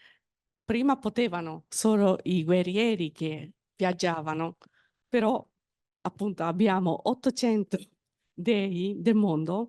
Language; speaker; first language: Italian; non-native, fluent; Japanese